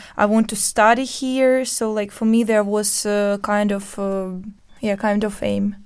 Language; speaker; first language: English; early bilingual, other home language; Ukrainian